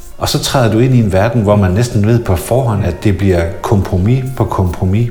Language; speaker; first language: Danish; native; Danish